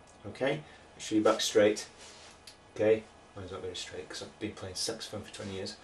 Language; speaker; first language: English; native; English